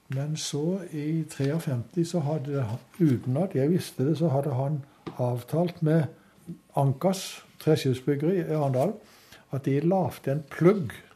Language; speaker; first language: Norwegian; native; Norwegian